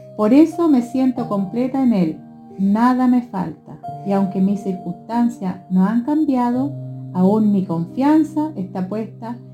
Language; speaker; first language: Spanish; native; Spanish